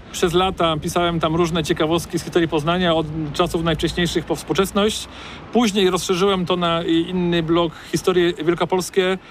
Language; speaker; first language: Polish; native; Polish